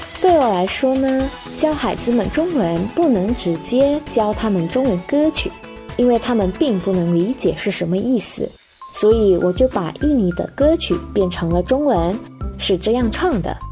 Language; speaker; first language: Chinese; early bilingual, heritage; Indonesian